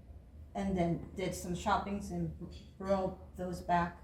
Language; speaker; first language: English; non-native, fluent; Japanese